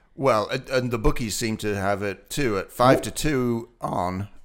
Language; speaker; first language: English; native; English